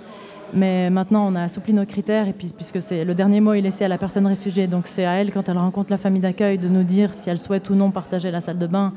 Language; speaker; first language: French; native; French